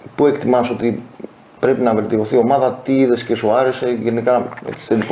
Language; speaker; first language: Greek; native; Greek